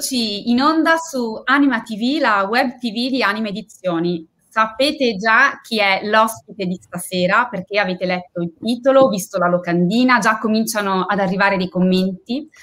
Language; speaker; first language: Italian; native; Italian